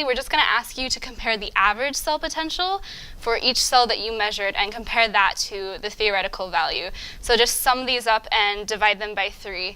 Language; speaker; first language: English; native; English